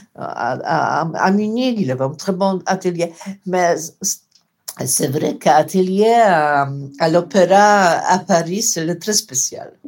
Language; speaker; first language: French; non-native, learner; Polish